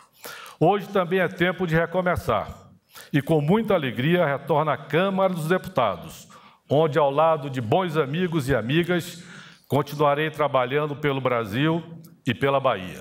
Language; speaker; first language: Portuguese; native; Portuguese